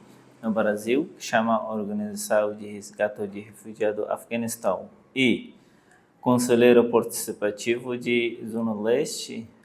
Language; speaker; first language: Portuguese; non-native, learner; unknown